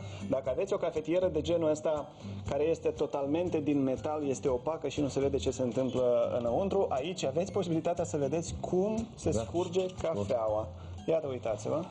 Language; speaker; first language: Romanian; native; Romanian